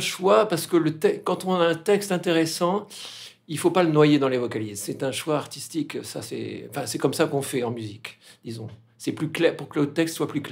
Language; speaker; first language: French; native; French